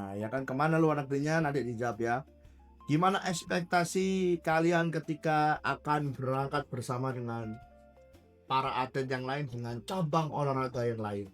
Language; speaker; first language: Indonesian; native; Indonesian